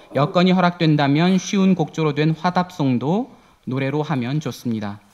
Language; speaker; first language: Korean; native; Korean